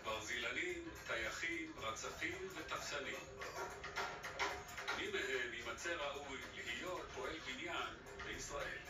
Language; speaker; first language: Hebrew; native; Hebrew